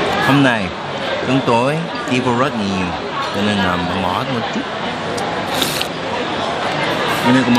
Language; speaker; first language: Vietnamese; non-native, learner; Korean